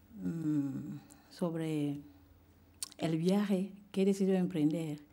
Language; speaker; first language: Spanish; non-native, fluent; French